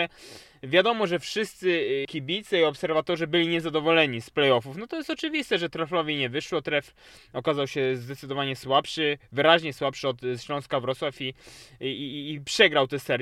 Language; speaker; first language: Polish; native; Polish